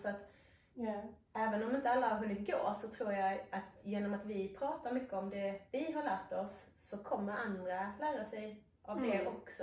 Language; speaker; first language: Swedish; native; Swedish